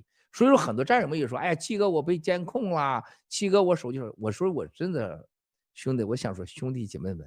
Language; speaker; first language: Chinese; native; Chinese